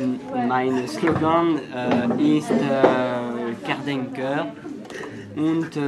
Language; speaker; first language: German; non-native, learner; French